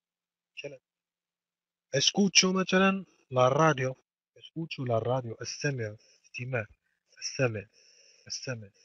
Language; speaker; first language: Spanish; non-native, fluent; Arabic